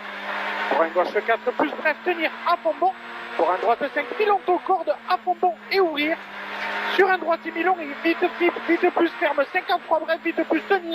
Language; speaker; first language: French; native; French